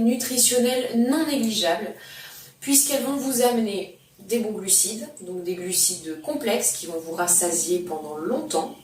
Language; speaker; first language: French; native; French